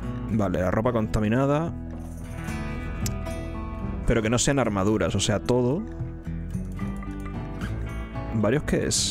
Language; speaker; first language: Spanish; native; Spanish